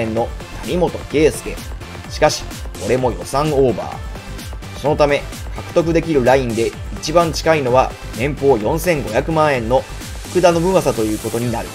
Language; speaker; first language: Japanese; native; Japanese